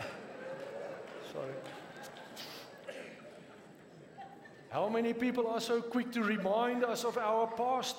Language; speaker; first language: English; non-native, local second language; Afrikaans